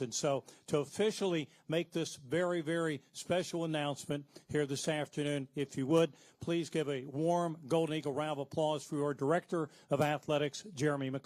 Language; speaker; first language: English; native; English